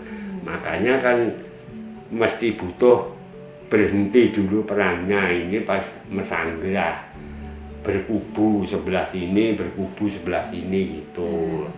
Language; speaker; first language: Indonesian; non-native, local second language; Javanese